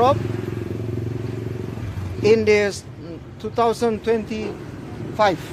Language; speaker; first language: English; non-native, learner; Indonesian